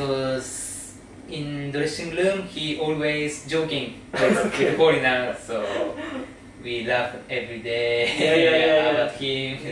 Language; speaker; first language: English; non-native, learner; Japanese